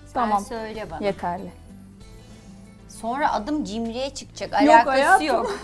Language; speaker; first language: Turkish; native; Turkish